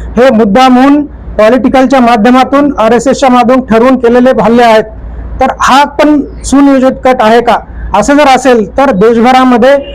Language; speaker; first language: Marathi; native; Marathi